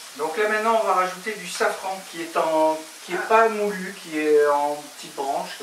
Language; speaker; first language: French; native; French